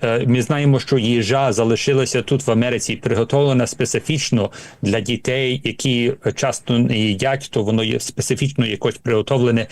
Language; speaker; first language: Ukrainian; early bilingual, heritage; Ukrainian